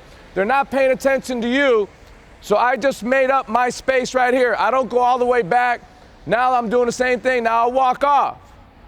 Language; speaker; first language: English; native; English